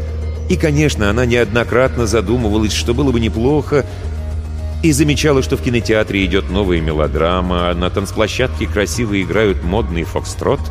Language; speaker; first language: Russian; native; Russian